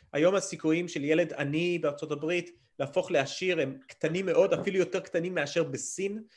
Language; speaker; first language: Hebrew; early bilingual, other home language; English